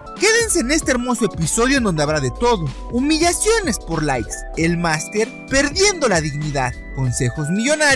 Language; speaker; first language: Spanish; native; Spanish